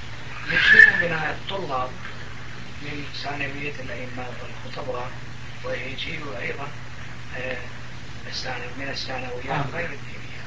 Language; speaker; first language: Arabic; non-native, fluent; Turkish